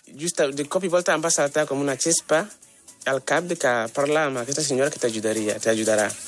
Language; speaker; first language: Catalan; non-native, fluent; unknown